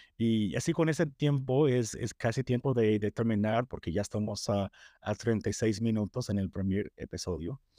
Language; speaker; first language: Spanish; non-native, fluent; English